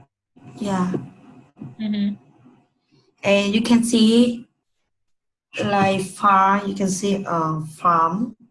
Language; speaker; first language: English; non-native, learner; Vietnamese